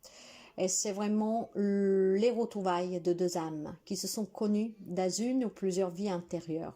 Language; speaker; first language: French; non-native, fluent; Italian